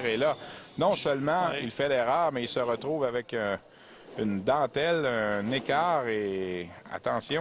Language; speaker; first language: French; native; French